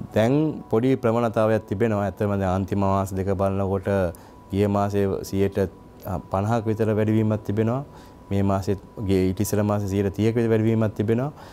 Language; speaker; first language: Sinhala; non-native, local second language; Tamil